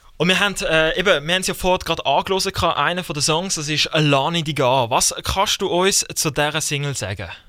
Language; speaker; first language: German; native; German